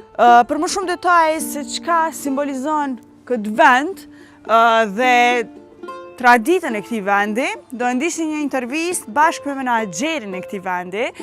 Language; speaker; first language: Albanian; native; Albanian